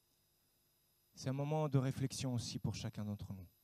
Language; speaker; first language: French; native; French